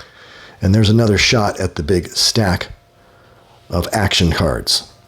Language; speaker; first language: English; native; English